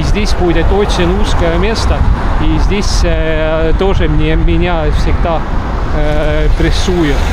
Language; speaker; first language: Russian; non-native, local second language; Estonian